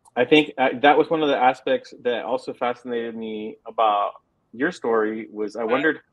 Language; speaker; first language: English; native; English